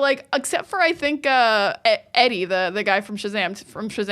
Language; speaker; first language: English; native; English